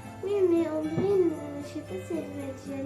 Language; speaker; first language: French; early bilingual, other home language; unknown